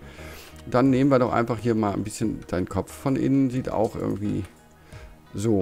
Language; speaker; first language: German; native; German